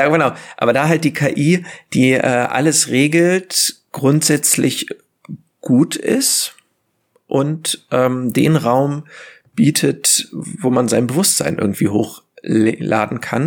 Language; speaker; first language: German; native; German